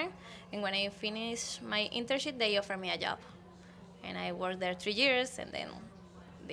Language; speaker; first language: English; non-native, learner; Spanish